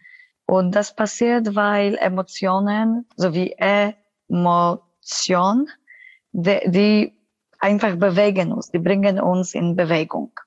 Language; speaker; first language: German; non-native, fluent; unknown